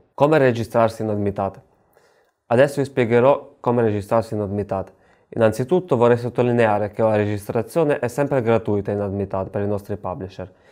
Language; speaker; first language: Italian; non-native, fluent; Russian